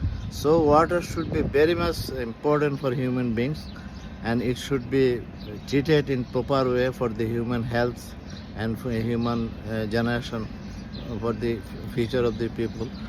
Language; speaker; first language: English; non-native, local second language; Bangla